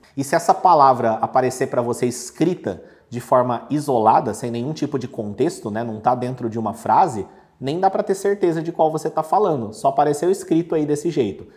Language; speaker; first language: Portuguese; native; Portuguese